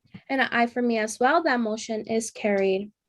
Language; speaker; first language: English; native; English